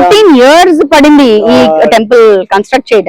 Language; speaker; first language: Telugu; non-native, local second language; Bangla